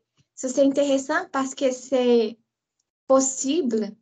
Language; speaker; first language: French; non-native, learner; Portuguese